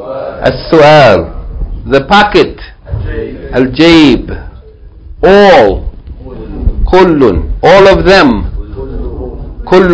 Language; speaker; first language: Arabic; non-native, fluent; English